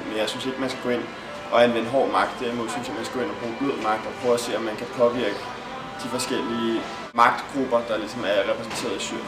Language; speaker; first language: Danish; native; Danish